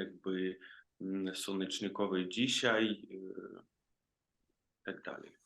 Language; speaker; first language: Polish; non-native, fluent; Ukrainian